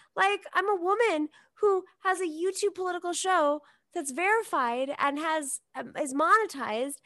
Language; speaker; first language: English; native; English